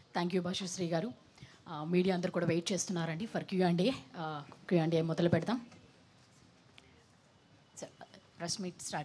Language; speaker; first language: Telugu; native; Telugu